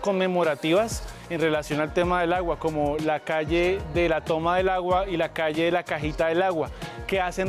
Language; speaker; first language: Spanish; native; Spanish